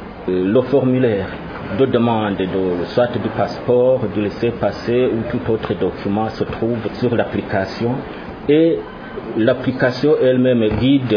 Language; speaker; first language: French; non-native, local second language; Rundi